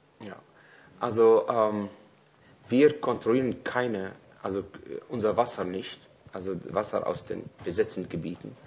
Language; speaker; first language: German; non-native, fluent; Arabic